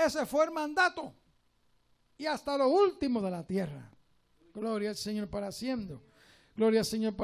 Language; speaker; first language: Spanish; native; Spanish